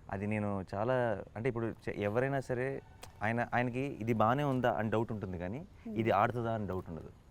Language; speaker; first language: Telugu; native; Telugu